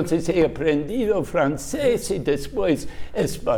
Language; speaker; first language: Spanish; non-native, fluent; English